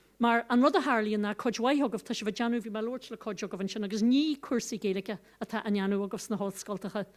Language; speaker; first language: Irish; non-native, local second language; English